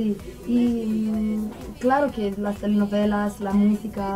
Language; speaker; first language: Spanish; non-native, learner; Romanian